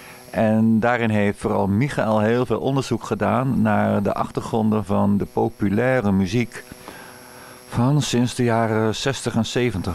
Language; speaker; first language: Dutch; native; Dutch